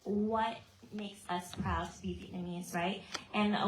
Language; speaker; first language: English; early bilingual, other home language; Vietnamese